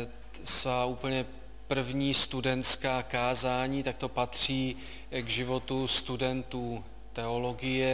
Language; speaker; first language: Czech; native; Czech